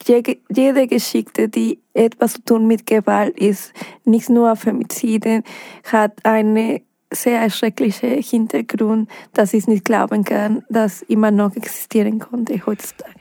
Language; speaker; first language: German; non-native, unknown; Spanish